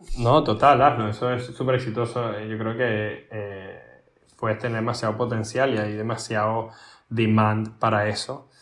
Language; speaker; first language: Spanish; native; Spanish